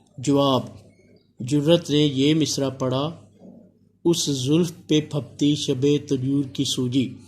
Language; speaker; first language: Urdu; non-native, local second language; Punjabi